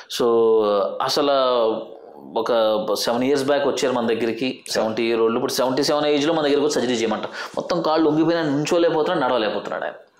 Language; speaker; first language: Telugu; native; Telugu